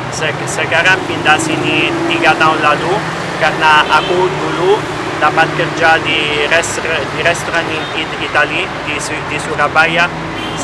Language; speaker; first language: Indonesian; non-native, learner; Italian